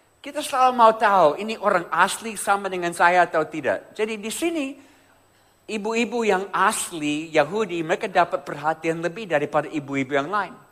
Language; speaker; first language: Indonesian; non-native, fluent; English